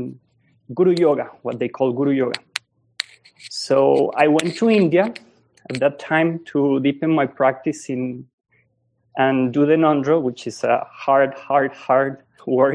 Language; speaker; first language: English; non-native, fluent; Spanish